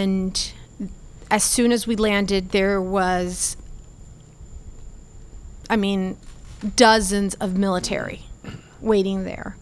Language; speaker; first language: English; early bilingual, other home language; Spanish